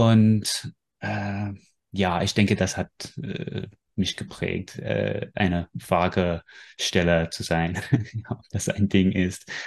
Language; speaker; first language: German; non-native, fluent; English